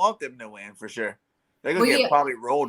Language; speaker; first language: English; native; English